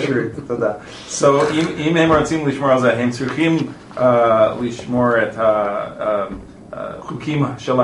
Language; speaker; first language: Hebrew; non-native, learner; English